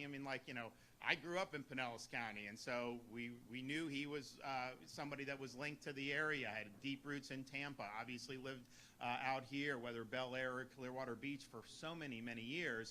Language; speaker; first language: English; native; English